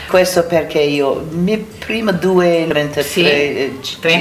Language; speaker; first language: Italian; non-native, learner; English